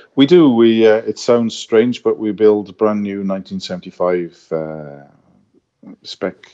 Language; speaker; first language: English; native; English